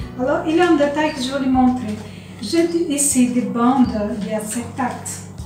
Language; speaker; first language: French; non-native, fluent; Portuguese